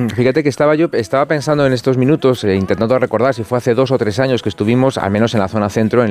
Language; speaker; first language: Spanish; native; Spanish